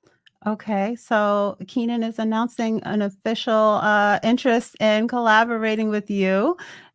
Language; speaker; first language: English; native; English